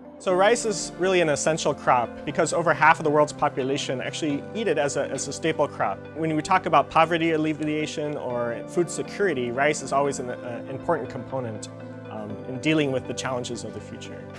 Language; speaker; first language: English; native; English